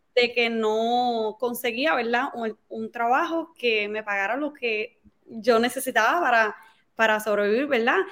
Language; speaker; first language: Spanish; native; Spanish